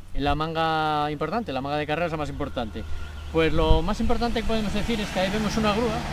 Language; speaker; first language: Spanish; native; Spanish